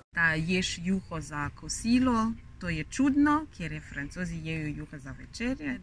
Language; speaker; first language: Slovenian; non-native, fluent; Malagasy